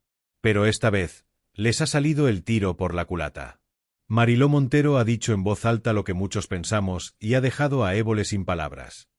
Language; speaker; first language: Spanish; native; Spanish